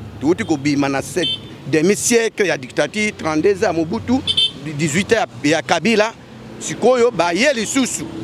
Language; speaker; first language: Lingala; native; Lingala